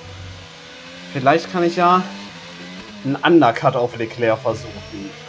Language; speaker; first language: German; native; German